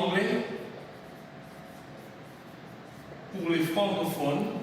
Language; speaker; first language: French; non-native, fluent; English